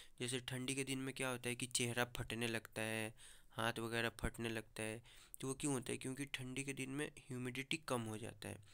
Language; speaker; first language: Hindi; native; Hindi